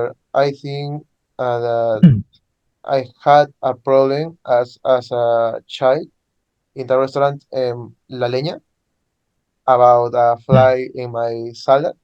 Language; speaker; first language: English; non-native, learner; Spanish